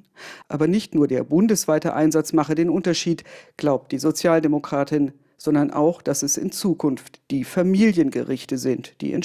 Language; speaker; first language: German; native; German